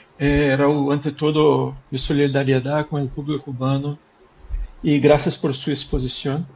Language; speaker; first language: Spanish; non-native, fluent; Portuguese